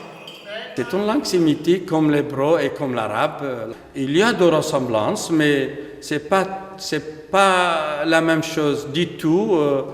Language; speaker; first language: French; non-native, fluent; Aramaic